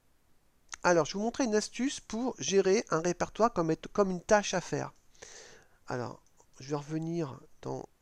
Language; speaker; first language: French; native; French